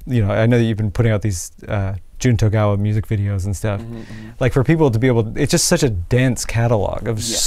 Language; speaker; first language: English; native; English